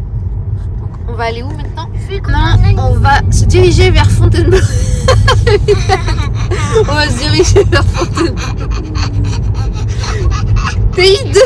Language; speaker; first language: French; native; French